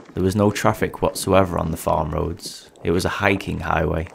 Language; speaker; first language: English; native; English